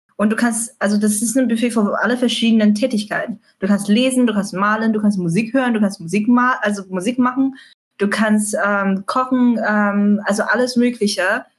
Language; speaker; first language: German; non-native, fluent; Chinese